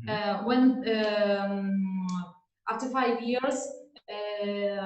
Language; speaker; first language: English; non-native, learner; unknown